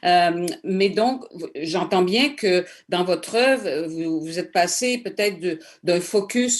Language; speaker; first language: French; native; French